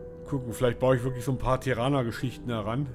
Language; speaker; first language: German; native; German